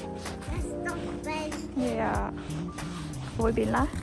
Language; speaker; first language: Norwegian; non-native, learner; Thai